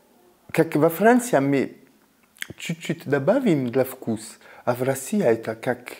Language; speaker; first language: Russian; non-native, fluent; French